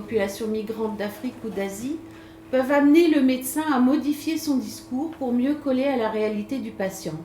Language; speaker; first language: French; native; French